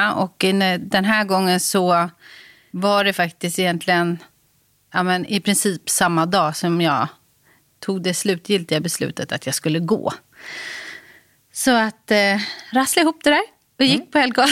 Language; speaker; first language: Swedish; native; Swedish